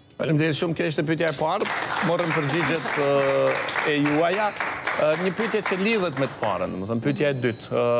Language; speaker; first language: Albanian; native; Albanian